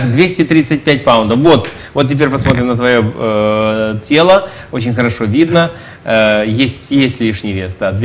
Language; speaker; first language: Russian; native; Russian